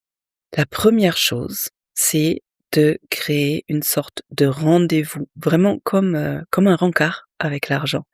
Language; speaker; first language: French; native; French